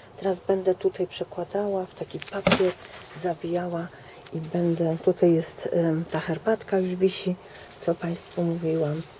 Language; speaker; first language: Polish; native; Polish